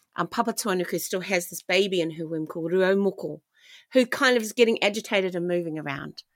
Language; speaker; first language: English; native; English